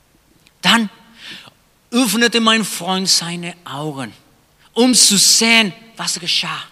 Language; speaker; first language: German; non-native, fluent; Spanish